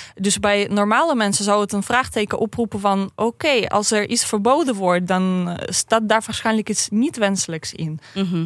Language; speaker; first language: Dutch; non-native, fluent; Russian